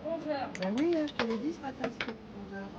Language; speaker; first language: French; native; French